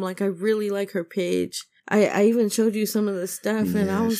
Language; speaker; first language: English; native; English